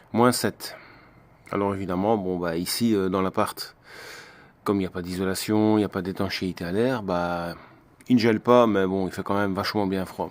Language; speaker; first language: French; native; French